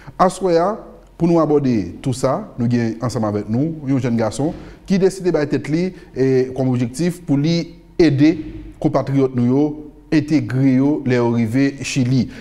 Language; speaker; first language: French; non-native, local second language; Haitian Creole